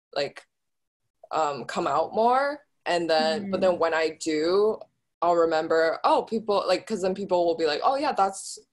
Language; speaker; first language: English; early bilingual, other home language; Chinese